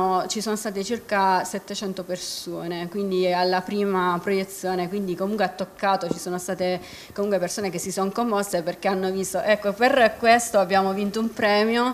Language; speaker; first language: Italian; native; Italian